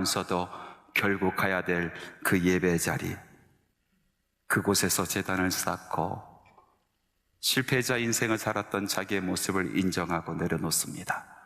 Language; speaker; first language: Korean; native; Korean